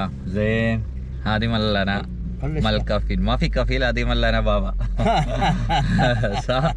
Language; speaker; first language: Arabic; non-native, learner; Malayalam